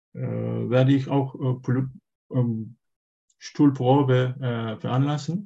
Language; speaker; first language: German; non-native, learner; Turkish